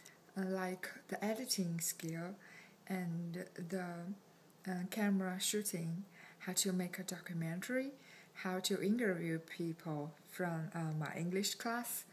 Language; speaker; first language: English; non-native, learner; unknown